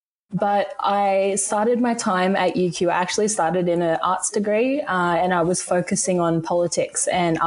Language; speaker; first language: English; native; English